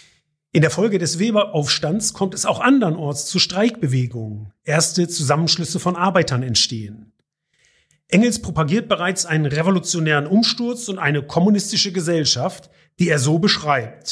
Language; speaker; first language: German; native; German